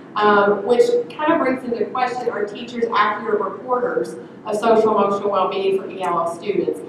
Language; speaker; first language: English; native; English